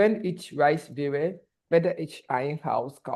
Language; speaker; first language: German; non-native, fluent; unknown